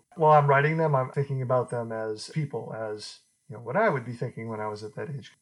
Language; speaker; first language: English; native; English